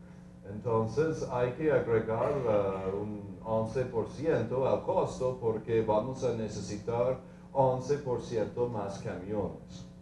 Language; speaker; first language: Spanish; non-native, fluent; English